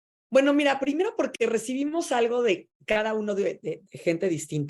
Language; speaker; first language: Spanish; native; Spanish